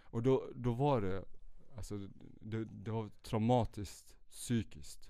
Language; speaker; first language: Swedish; early bilingual, other home language; Central Kurdish